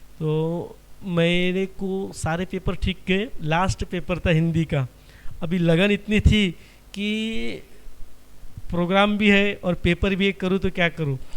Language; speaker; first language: Hindi; non-native, local second language; Marathi